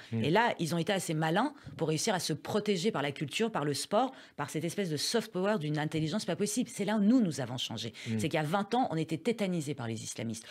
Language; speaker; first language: French; early bilingual, other home language; Persian